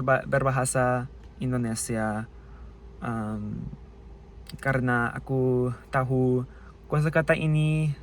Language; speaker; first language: Indonesian; non-native, learner; English